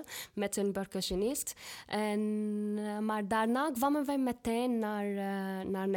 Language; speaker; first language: Dutch; non-native, fluent; Arabic